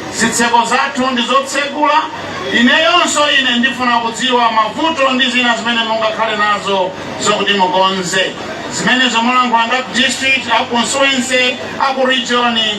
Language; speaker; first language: Nyanja; native; Nyanja